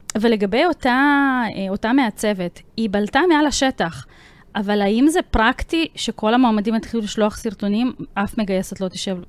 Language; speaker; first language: Hebrew; early bilingual, other home language; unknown